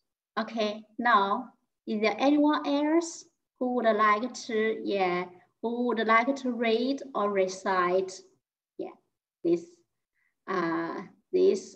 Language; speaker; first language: English; non-native, fluent; Chinese